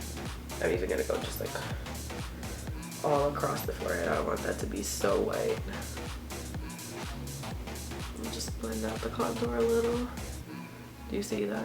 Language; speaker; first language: English; native; English